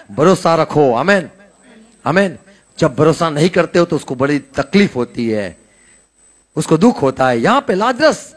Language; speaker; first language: Hindi; non-native, local second language; Gujarati